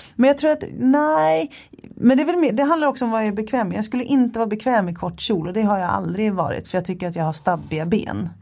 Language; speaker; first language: Swedish; native; Swedish